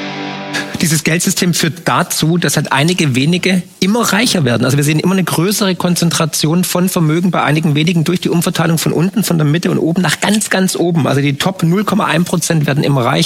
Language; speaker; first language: German; native; German